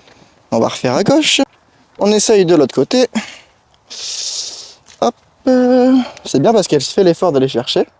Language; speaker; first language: French; native; French